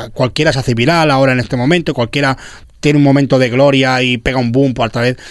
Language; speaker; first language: Catalan; non-native, local second language; Spanish